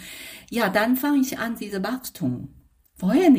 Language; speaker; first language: German; non-native, fluent; Chinese